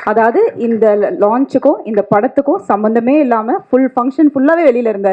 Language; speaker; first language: Tamil; native; Tamil